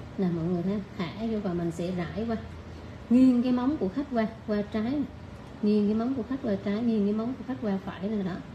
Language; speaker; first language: Vietnamese; native; Vietnamese